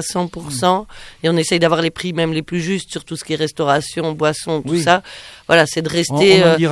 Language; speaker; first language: French; native; French